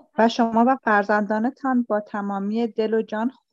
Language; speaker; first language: Persian; native; Persian